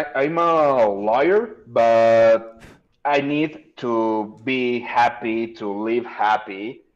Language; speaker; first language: English; non-native, learner; Spanish